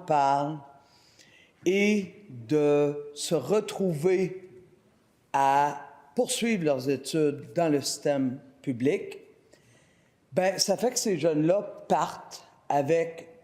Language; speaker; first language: French; native; French